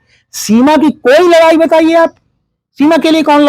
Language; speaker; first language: Hindi; native; Hindi